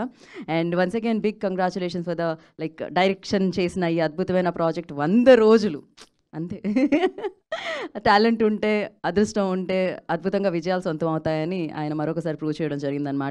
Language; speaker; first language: Telugu; native; Telugu